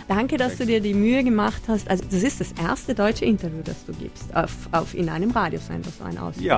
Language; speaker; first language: German; native; German